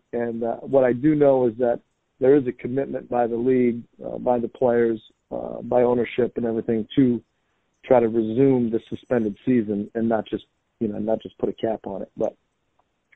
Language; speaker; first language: English; native; English